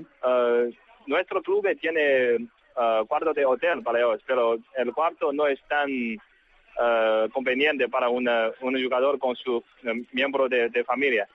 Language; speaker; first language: Spanish; non-native, learner; Chinese